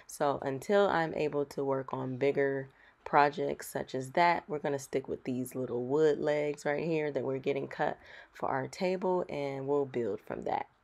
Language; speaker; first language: English; native; English